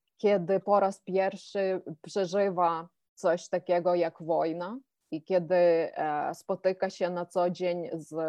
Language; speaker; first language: Polish; non-native, fluent; Ukrainian